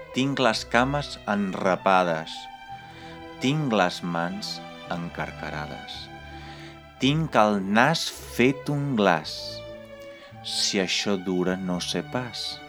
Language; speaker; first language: Catalan; native; Catalan